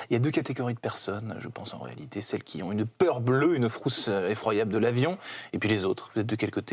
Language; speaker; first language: French; native; French